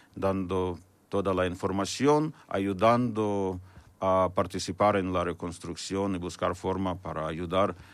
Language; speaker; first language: Spanish; non-native, fluent; Ukrainian